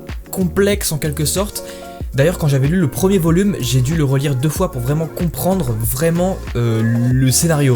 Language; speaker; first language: French; native; French